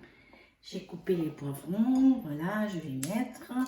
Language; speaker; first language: French; non-native, fluent; Arabic